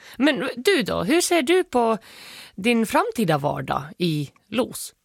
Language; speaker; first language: Swedish; native; Swedish